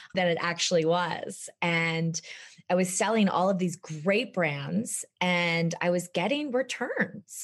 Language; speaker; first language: English; native; English